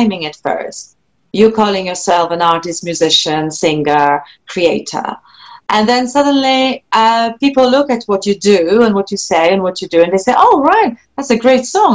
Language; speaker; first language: English; non-native, fluent; Polish